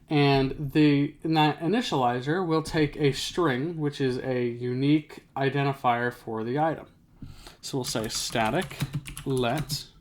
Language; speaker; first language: English; native; English